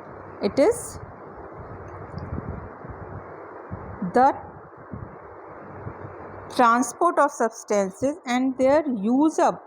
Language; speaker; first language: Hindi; native; Hindi